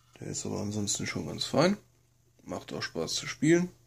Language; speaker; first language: German; native; German